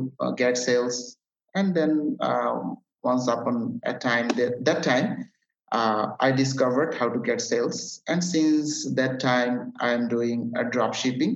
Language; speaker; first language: English; non-native, local second language; Bangla